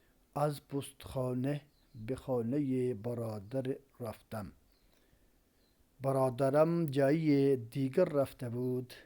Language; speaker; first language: Persian; non-native, fluent; Urdu